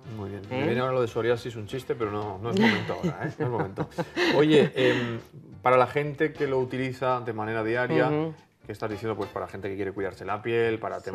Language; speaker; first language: Spanish; native; Spanish